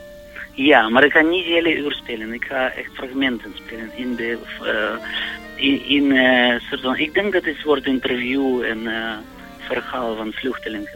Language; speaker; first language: Dutch; non-native, fluent; Russian